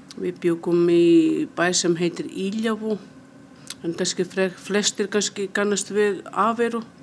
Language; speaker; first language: Icelandic; non-native, fluent; Portuguese